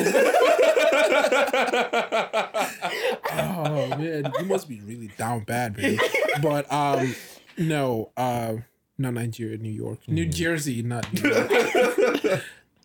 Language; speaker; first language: English; non-native, local second language; Yoruba